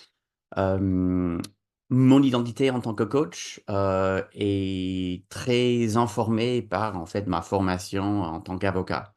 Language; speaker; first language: French; non-native, fluent; English